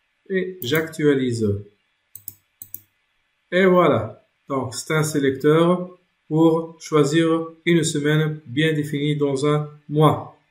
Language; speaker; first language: French; non-native, local second language; Arabic